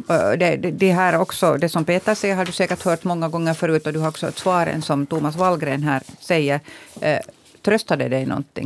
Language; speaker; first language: Swedish; native; Swedish